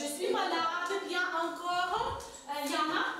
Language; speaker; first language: French; non-native, fluent; Ukrainian